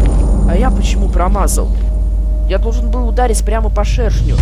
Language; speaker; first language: Russian; native; Russian